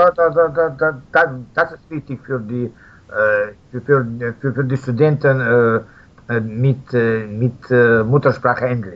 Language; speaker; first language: German; non-native, fluent; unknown